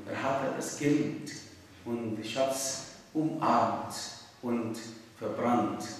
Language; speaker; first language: German; non-native, fluent; Arabic